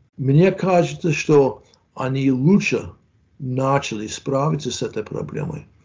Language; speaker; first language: Russian; non-native, fluent; English